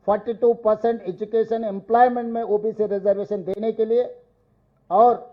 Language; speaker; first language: Hindi; non-native, local second language; Telugu